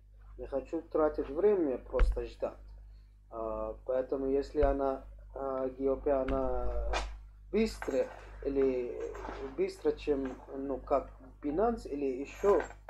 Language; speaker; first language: Russian; non-native, learner; English